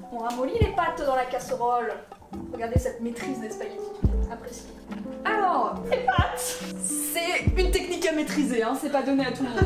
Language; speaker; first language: French; native; French